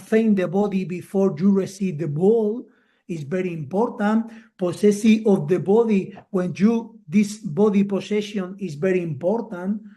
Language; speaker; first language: English; non-native, learner; Spanish